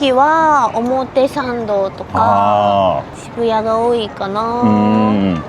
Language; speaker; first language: Japanese; native; Japanese